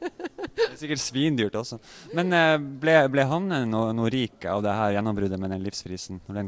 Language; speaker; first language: Norwegian; native; Norwegian